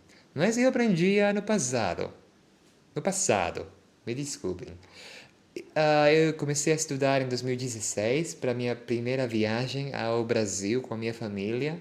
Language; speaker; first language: Portuguese; non-native, fluent; Spanish